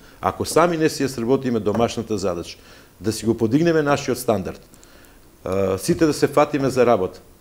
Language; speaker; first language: Macedonian; native; Macedonian